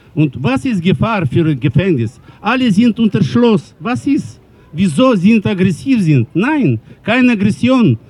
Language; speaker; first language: German; non-native, learner; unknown